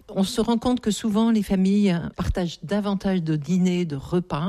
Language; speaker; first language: French; native; French